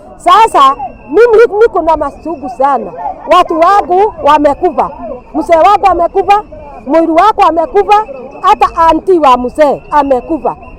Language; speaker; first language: Swahili; non-native, local second language; Kikuyu